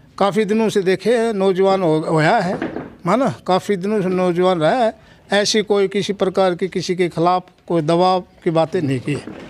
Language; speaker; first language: Hindi; native; Hindi